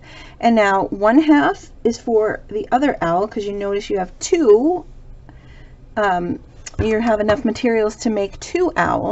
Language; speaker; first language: English; native; English